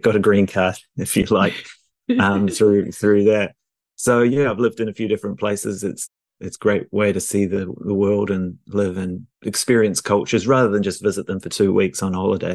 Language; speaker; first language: English; native; English